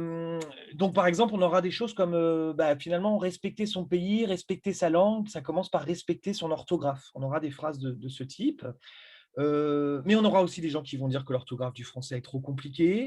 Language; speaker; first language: French; native; French